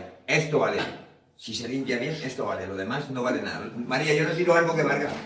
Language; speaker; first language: Spanish; native; Spanish